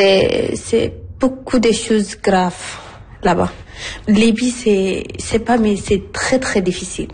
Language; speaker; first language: French; non-native, learner; Arabic